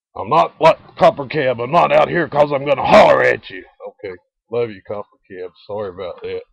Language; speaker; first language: English; native; English